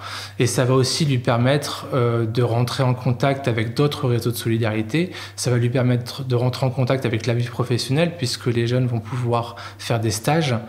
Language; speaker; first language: French; native; French